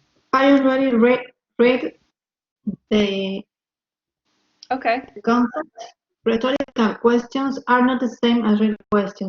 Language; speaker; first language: English; non-native, learner; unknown